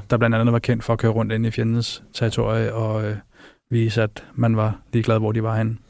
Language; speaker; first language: Danish; native; Danish